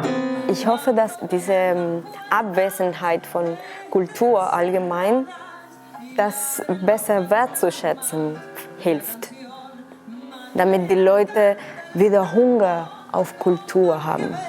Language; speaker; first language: German; non-native, fluent; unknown